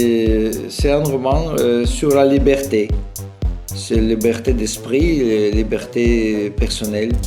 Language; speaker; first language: French; non-native, fluent; Russian